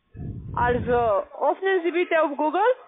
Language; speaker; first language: German; non-native, learner; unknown